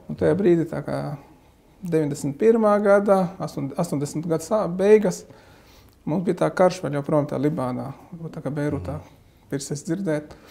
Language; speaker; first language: Latvian; non-native, fluent; Arabic